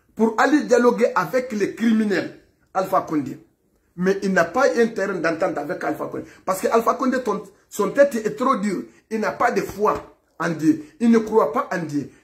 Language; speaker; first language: French; non-native, local second language; Fula